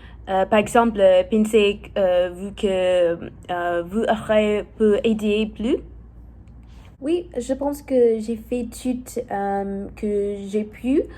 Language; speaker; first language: French; non-native, learner; English